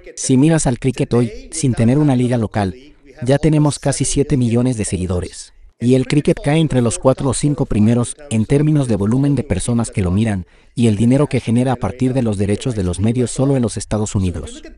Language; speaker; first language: Spanish; non-native, fluent; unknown